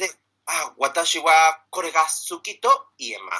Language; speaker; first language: Japanese; non-native, learner; Spanish